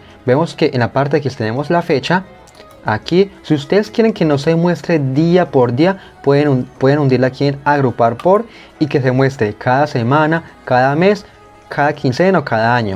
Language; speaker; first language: Spanish; native; Spanish